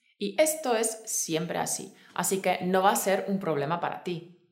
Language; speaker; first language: Spanish; native; Spanish